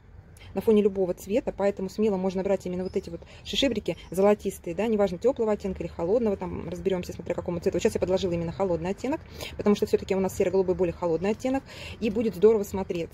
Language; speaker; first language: Russian; native; Russian